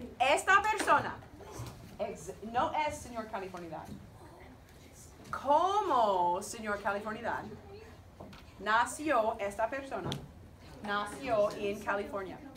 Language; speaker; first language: Spanish; non-native, fluent; English